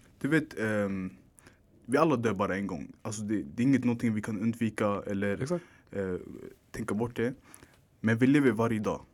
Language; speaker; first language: Swedish; early bilingual, other home language; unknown